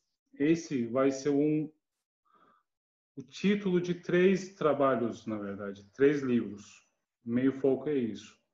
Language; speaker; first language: Portuguese; non-native, learner; Turkish